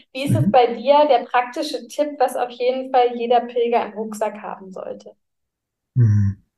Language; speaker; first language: German; native; German